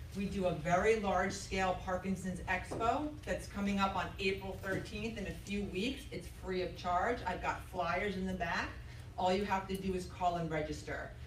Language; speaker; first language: English; native; English